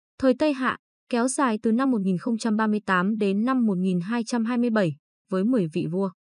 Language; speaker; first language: Vietnamese; native; Vietnamese